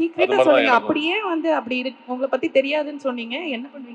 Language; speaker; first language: Tamil; native; Tamil